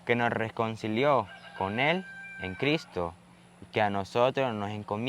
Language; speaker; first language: Spanish; native; Spanish